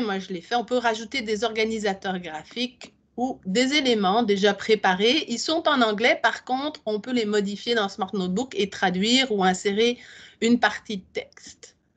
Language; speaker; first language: French; native; French